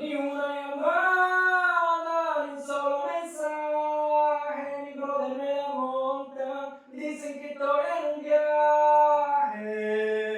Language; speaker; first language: Spanish; non-native, fluent; English